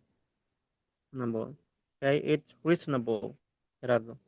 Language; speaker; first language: English; non-native, learner; Spanish